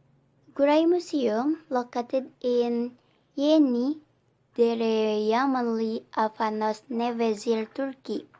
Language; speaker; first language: English; non-native, learner; Indonesian